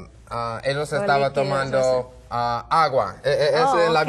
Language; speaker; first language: Spanish; non-native, learner; English